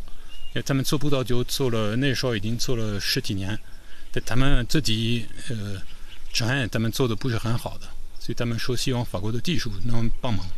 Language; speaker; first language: Chinese; non-native, fluent; French